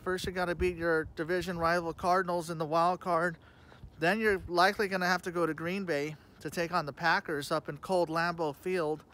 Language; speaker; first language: English; native; English